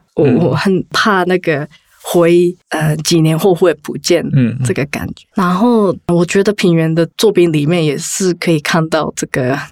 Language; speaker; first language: Chinese; non-native, fluent; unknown